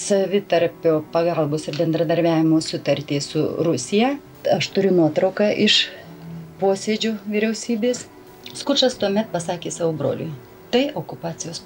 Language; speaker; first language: Lithuanian; native; Lithuanian